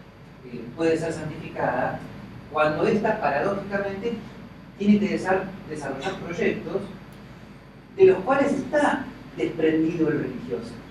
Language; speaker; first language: Spanish; native; Spanish